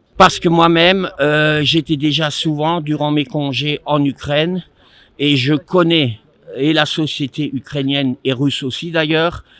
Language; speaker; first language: French; native; French